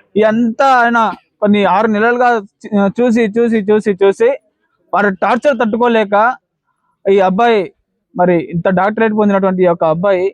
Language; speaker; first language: Telugu; native; Telugu